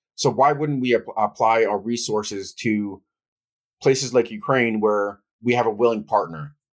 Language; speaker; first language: English; native; English